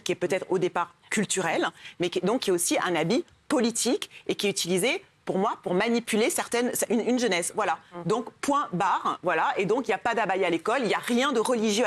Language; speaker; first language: French; native; French